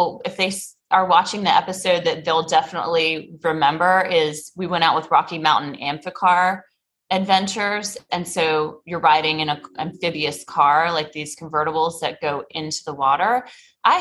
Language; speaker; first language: English; native; English